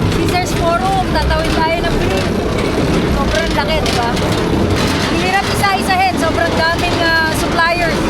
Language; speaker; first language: Filipino; native; Filipino